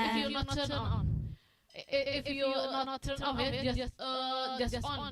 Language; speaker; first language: English; non-native, learner; Indonesian